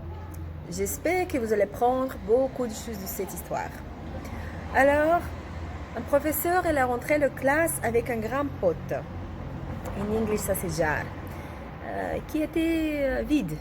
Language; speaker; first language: French; non-native, learner; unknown